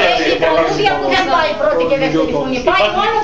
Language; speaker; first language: Greek; native; Greek